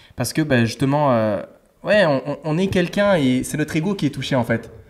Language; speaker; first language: French; native; French